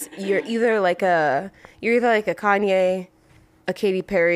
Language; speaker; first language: English; non-native, local second language; Yoruba